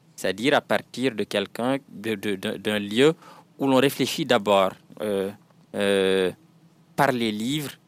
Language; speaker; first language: French; non-native, local second language; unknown